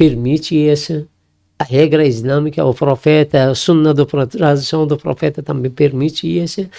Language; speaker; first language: Portuguese; non-native, learner; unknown